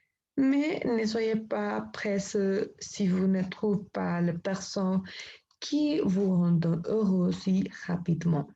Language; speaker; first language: French; non-native, learner; Spanish